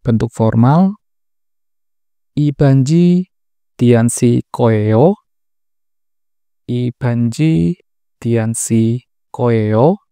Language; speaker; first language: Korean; non-native, fluent; Indonesian